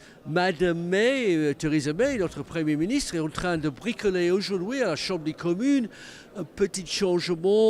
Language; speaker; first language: French; non-native, fluent; English